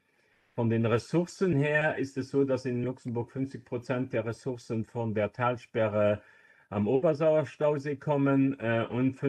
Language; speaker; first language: German; non-native, local second language; Luxembourgish